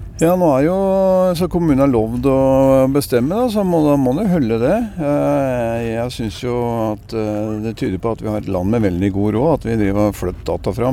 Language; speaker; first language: Norwegian; native; Norwegian